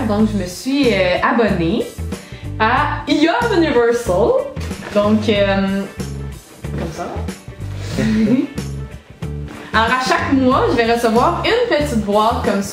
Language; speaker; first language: French; native; French